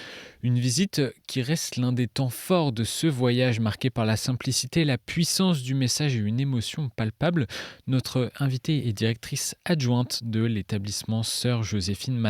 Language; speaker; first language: French; native; French